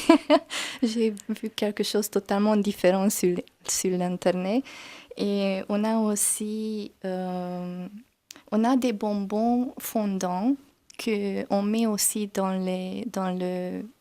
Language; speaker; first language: French; non-native, learner; Hungarian